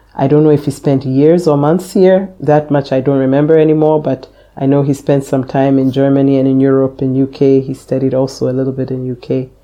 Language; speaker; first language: English; native; English